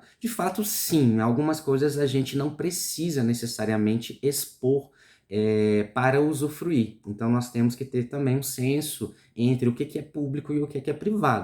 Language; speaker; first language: Portuguese; native; Portuguese